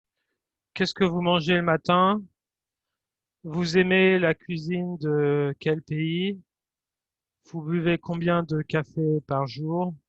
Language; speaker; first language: French; non-native, fluent; English